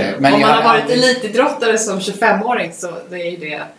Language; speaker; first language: Swedish; native; Swedish